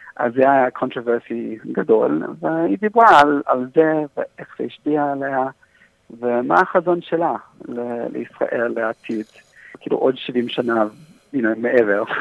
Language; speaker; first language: Hebrew; non-native, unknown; English